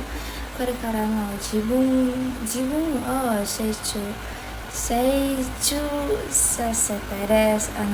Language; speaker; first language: Japanese; non-native, learner; Indonesian